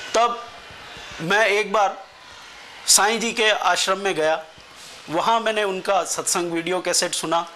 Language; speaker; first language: Hindi; non-native, local second language; Sindhi